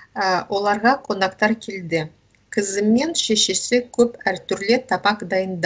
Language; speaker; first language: Kazakh; non-native, learner; Russian